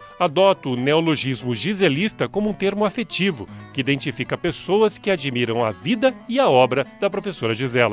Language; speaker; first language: Portuguese; native; Portuguese